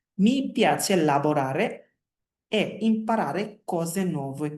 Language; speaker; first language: Italian; non-native, learner; Bangla